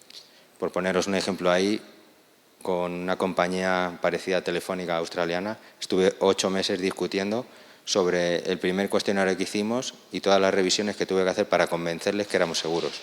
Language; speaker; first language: Spanish; native; Spanish